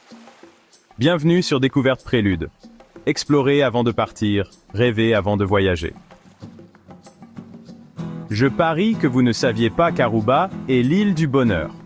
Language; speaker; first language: French; native; French